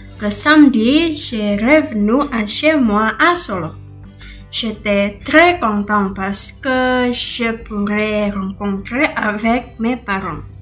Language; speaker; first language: French; non-native, learner; Indonesian